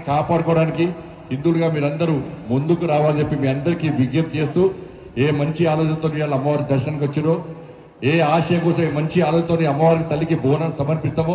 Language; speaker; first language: Telugu; native; Telugu